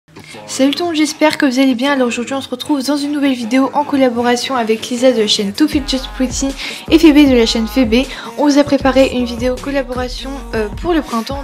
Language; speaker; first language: French; native; French